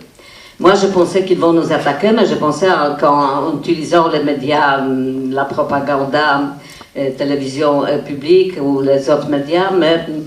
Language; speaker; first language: French; non-native, fluent; Polish